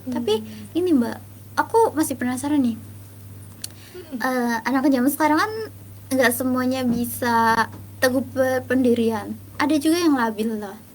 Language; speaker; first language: Indonesian; native; Indonesian